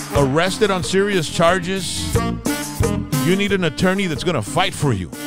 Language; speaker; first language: English; early bilingual, other home language; Spanish